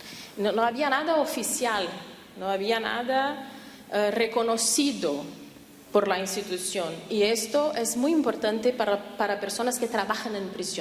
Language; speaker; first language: Spanish; non-native, fluent; Portuguese